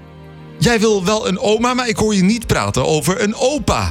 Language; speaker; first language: Dutch; native; Dutch